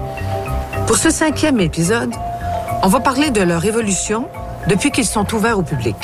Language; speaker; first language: French; native; French